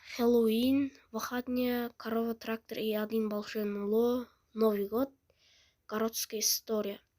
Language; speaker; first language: Russian; non-native, local second language; Kazakh